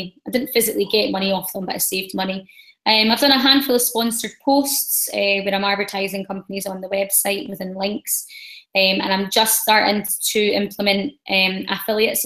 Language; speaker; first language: English; native; English